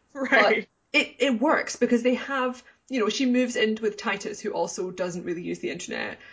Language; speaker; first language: English; native; English